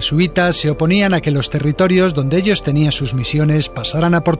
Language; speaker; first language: Spanish; native; Spanish